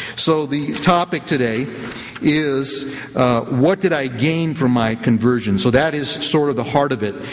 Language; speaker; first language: English; native; English